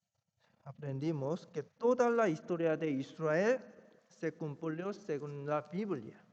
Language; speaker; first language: Spanish; non-native, fluent; Korean